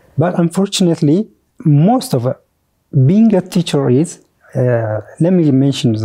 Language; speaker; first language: English; non-native, fluent; Oromo